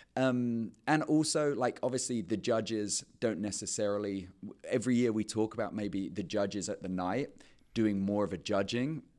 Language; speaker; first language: English; native; English